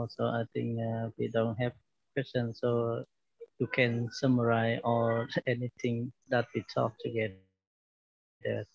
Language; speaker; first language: English; non-native, learner; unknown